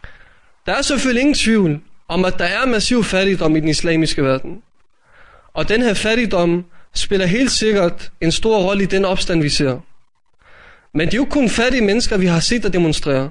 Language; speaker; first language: Danish; native; Danish